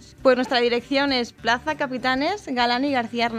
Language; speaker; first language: Spanish; native; Spanish